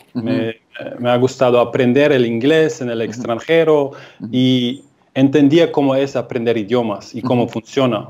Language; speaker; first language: Spanish; non-native, fluent; Russian